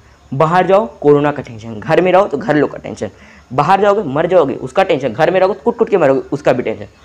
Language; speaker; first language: Hindi; native; Hindi